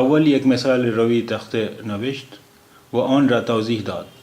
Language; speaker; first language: Persian; non-native, fluent; Urdu